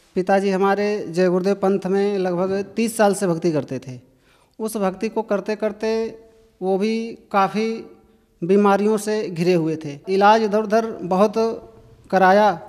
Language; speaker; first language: Hindi; native; Hindi